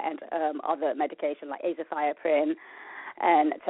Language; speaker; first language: English; native; English